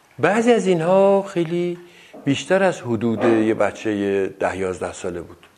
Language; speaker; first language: Persian; non-native, local second language; Azerbaijani